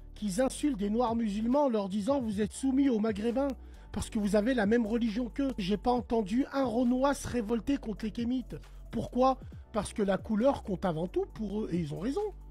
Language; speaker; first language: French; native; French